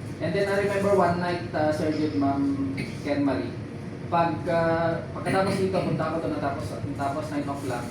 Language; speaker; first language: Filipino; non-native, local second language; Iloko